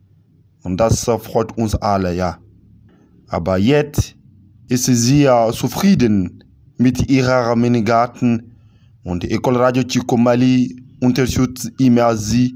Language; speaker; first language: German; non-native, learner; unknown